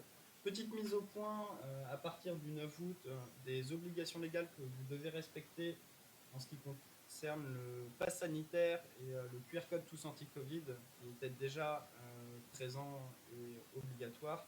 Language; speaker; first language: French; native; French